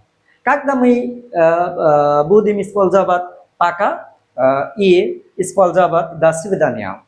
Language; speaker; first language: Russian; non-native, learner; Bangla